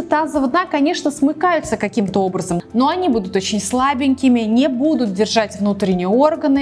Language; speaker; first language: Russian; native; Russian